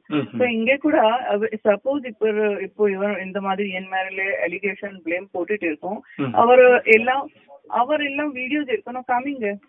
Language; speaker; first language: Tamil; non-native, fluent; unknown